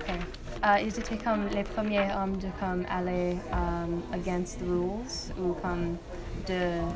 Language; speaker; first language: French; non-native, learner; English